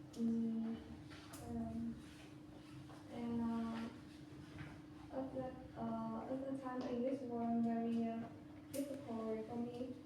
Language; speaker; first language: English; non-native, learner; Vietnamese